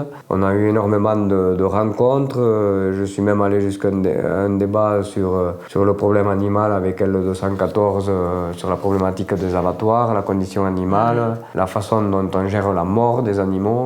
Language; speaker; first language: French; native; French